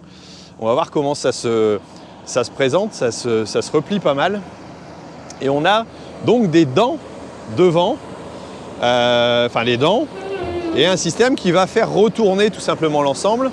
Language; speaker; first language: French; native; French